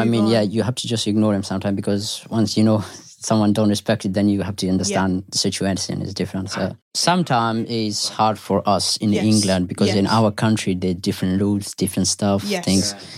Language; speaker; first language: English; non-native, fluent; Pashto